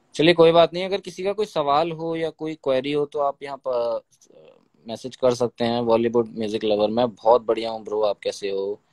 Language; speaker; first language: Hindi; native; Hindi